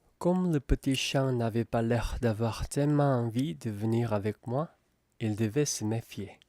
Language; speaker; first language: French; non-native, fluent; Korean